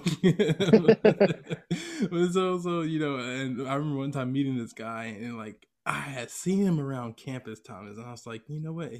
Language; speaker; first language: English; native; English